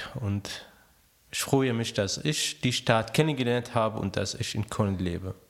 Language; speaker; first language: German; non-native, fluent; Arabic